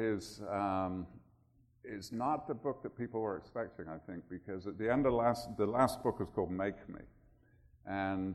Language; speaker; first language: English; native; English